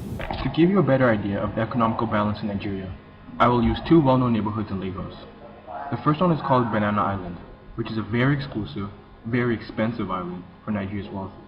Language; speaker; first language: English; early bilingual, other home language; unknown